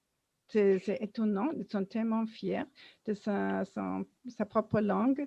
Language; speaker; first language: French; non-native, fluent; German